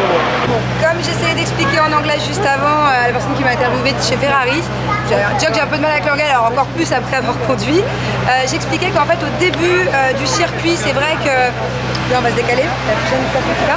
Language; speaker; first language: French; native; French